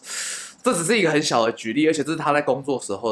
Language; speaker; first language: Chinese; native; Chinese